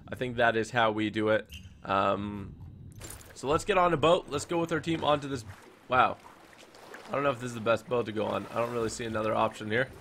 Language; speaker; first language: English; native; English